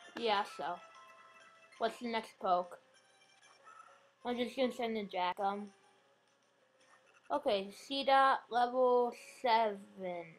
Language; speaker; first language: English; native; English